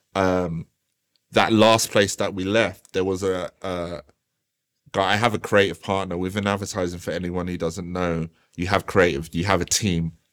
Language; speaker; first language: English; native; English